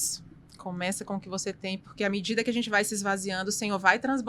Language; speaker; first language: Portuguese; native; Portuguese